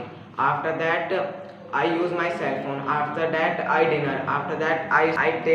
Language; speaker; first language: English; non-native, learner; Hindi